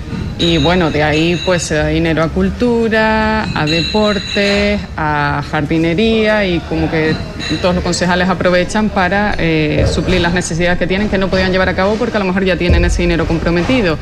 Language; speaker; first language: Spanish; native; Spanish